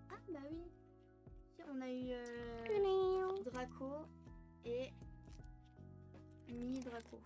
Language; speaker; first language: French; native; French